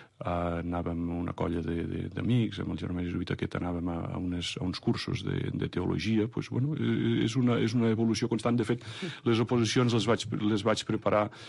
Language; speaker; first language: Catalan; native; Catalan